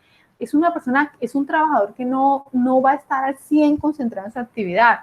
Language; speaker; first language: Spanish; native; Spanish